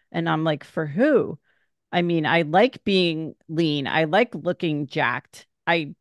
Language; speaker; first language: English; native; English